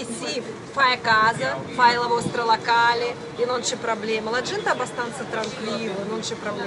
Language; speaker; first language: Italian; non-native, learner; Russian